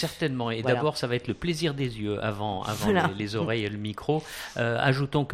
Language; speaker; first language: French; native; French